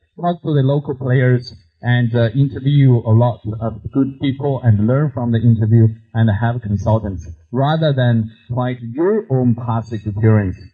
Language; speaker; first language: English; non-native, fluent; Chinese